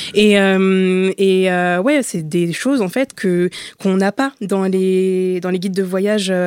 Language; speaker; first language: French; native; French